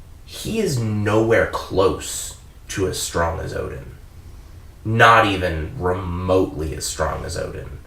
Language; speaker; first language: English; native; English